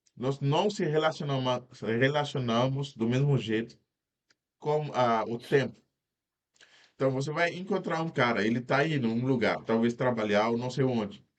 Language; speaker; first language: Portuguese; non-native, fluent; Wolof